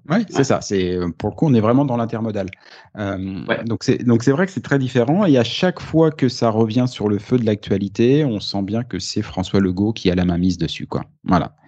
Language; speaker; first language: French; native; French